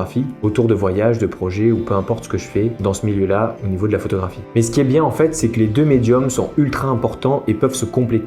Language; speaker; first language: French; native; French